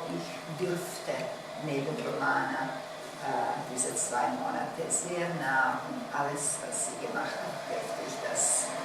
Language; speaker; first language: German; non-native, fluent; Bosnian